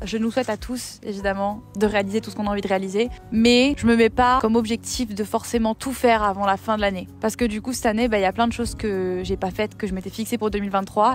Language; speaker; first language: French; native; French